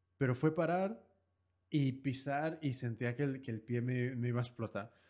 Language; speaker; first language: Spanish; native; Spanish